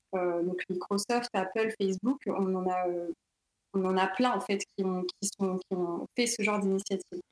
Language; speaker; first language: French; native; French